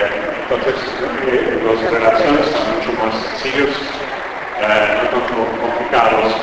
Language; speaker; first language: Spanish; non-native, fluent; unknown